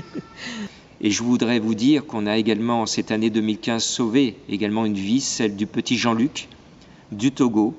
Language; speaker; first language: French; native; French